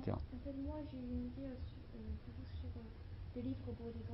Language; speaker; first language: French; non-native, learner; Chinese